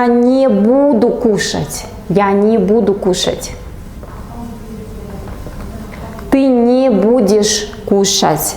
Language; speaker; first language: Russian; non-native, local second language; Kazakh